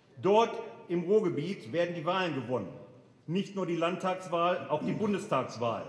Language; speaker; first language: German; native; German